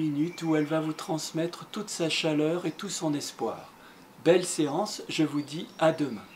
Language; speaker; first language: French; native; French